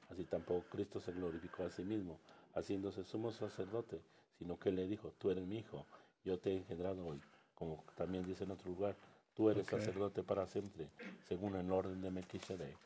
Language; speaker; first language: Spanish; native; Spanish